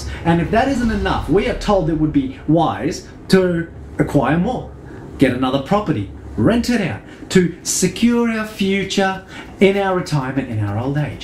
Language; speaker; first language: English; native; English